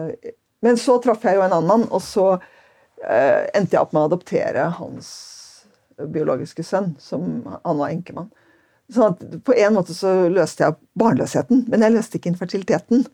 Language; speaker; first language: Norwegian; native; Norwegian